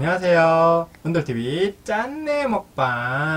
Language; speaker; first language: Korean; native; Korean